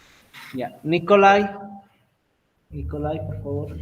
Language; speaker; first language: Spanish; native; Spanish